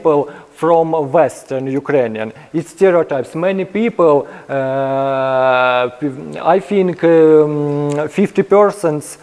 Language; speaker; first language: English; non-native, learner; Ukrainian